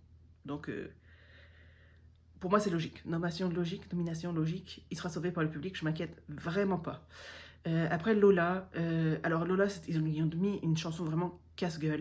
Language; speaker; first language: French; native; French